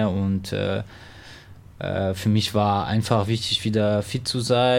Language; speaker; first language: German; non-native, fluent; French